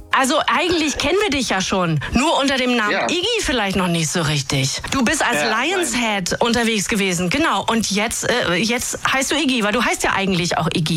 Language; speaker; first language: German; native; German